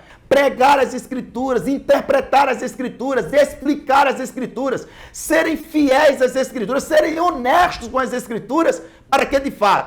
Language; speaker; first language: Portuguese; native; Portuguese